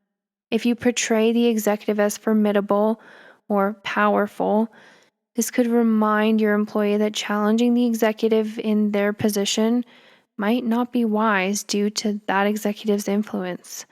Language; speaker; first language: English; native; English